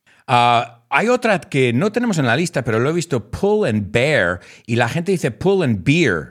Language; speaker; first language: Spanish; non-native, fluent; English